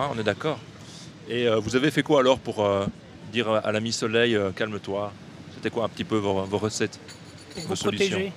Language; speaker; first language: French; native; French